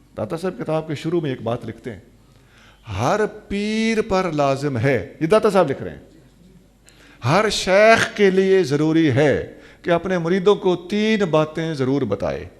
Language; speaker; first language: Urdu; non-native, local second language; Saraiki